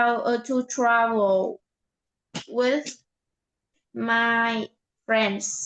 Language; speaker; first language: English; non-native, learner; Vietnamese